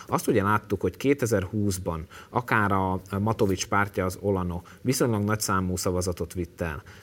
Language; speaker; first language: Hungarian; native; Hungarian